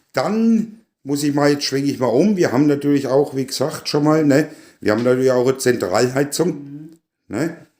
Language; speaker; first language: German; native; German